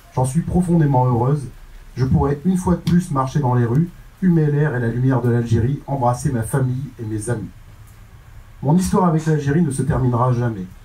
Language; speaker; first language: French; native; French